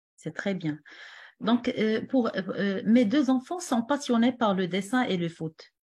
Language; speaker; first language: French; non-native, local second language; Arabic